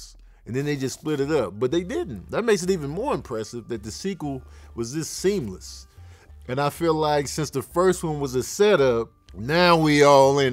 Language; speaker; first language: English; native; English